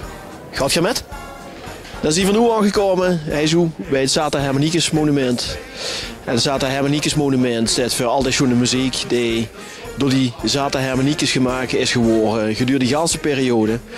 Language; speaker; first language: Dutch; non-native, local second language; Limburgish